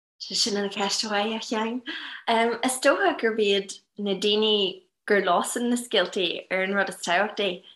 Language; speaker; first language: Irish; non-native, local second language; English